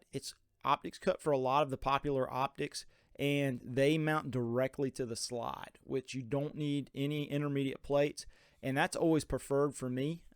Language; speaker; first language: English; native; English